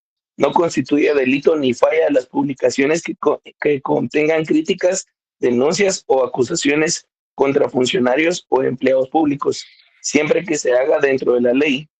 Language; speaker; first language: Spanish; native; Spanish